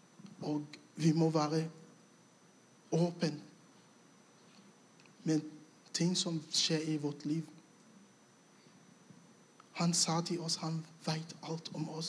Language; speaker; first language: Norwegian; non-native, fluent; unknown